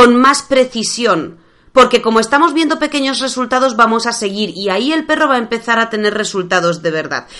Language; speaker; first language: Spanish; non-native, fluent; Polish